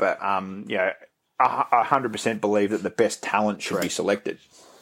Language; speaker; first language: English; native; English